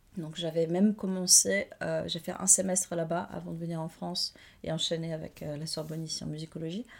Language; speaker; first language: French; non-native, fluent; Portuguese